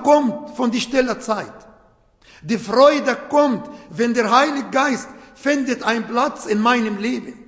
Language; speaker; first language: German; non-native, fluent; Arabic